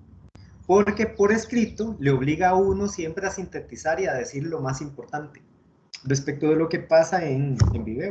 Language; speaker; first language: Spanish; native; Spanish